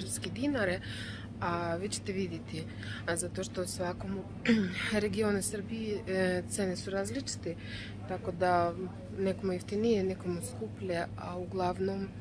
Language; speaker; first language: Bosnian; non-native, learner; Russian